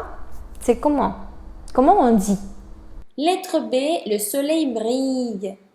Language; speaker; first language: French; non-native, fluent; Spanish